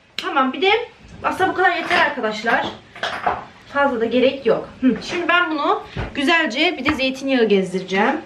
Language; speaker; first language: Turkish; native; Turkish